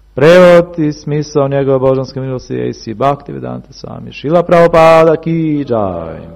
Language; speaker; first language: Serbian; early bilingual, heritage; Serbian